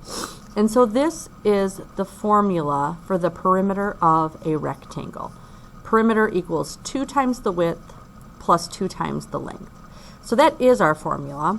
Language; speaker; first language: English; native; English